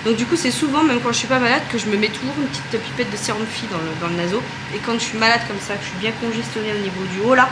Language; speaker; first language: French; native; French